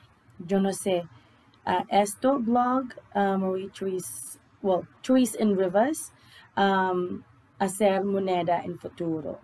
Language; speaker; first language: Spanish; non-native, learner; English